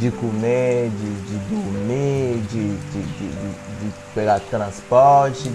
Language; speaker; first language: Portuguese; non-native, fluent; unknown